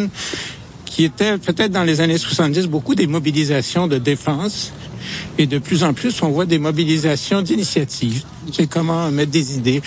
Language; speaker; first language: French; native; French